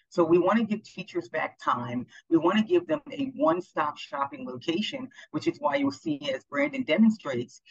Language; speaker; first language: English; native; English